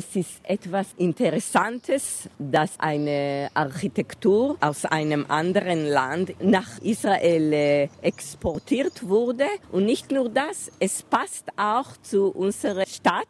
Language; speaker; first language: German; non-native, fluent; Hebrew